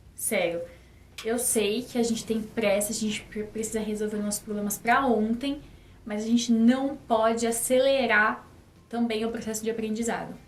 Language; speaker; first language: Portuguese; native; Portuguese